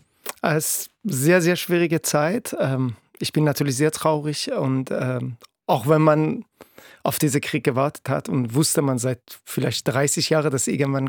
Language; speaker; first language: German; non-native, fluent; Persian